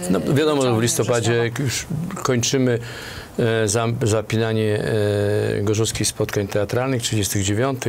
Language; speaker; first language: Polish; native; Polish